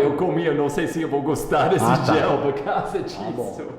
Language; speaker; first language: Portuguese; non-native, fluent; English